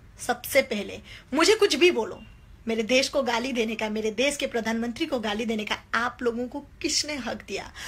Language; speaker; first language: Hindi; non-native, local second language; Nepali